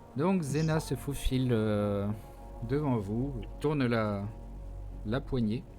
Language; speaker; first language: French; native; French